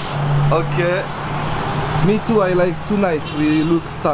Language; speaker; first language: English; non-native, learner; French